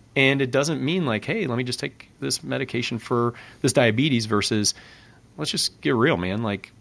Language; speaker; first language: English; native; English